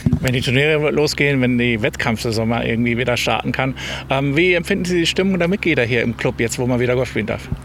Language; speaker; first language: German; native; German